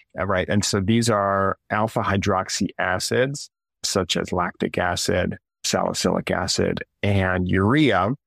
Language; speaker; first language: English; early bilingual, other home language; Russian